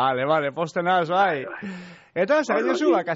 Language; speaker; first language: Basque; native; Basque